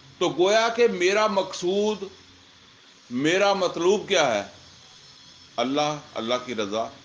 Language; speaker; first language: Urdu; non-native, local second language; Punjabi